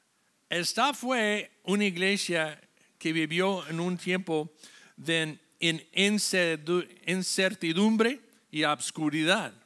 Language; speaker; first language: Spanish; non-native, fluent; English